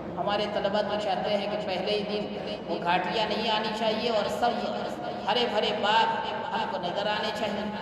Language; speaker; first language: Urdu; non-native, local second language; Gujarati